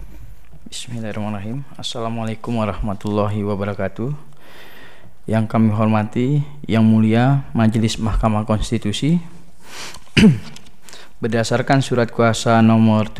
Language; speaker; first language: Indonesian; native; Indonesian